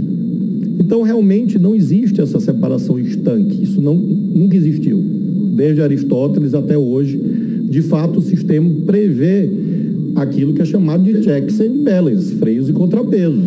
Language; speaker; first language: Portuguese; native; Portuguese